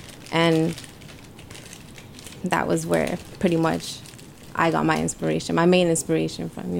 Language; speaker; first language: English; early bilingual, other home language; Spanish